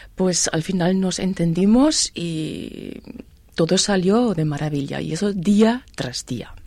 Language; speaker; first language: Spanish; non-native, fluent; German